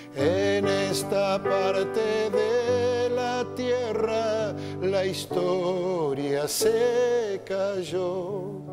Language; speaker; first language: Spanish; native; Spanish